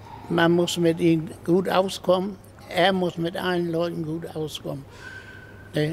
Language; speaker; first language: German; native; German